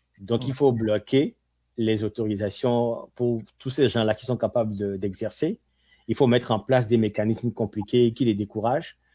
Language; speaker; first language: French; non-native, local second language; Ewe